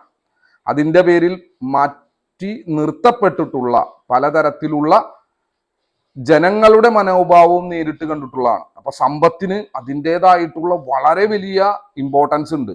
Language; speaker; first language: Malayalam; native; Malayalam